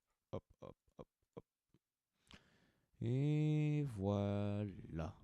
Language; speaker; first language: French; native; French